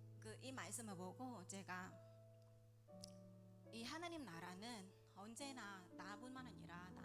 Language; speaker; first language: Korean; non-native, learner; Vietnamese